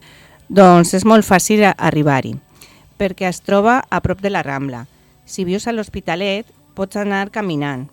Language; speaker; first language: Catalan; non-native, learner; Spanish